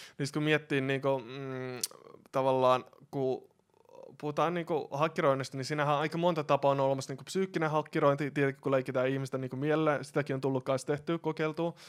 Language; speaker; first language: Finnish; early bilingual, other home language; Russian